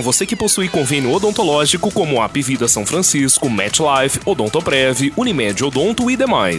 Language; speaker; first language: Portuguese; native; Portuguese